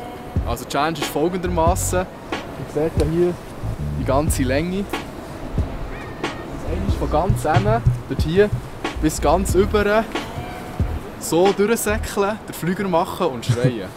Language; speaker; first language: German; native; German